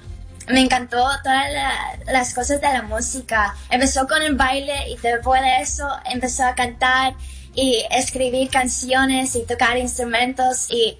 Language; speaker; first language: Spanish; early bilingual, heritage; Spanish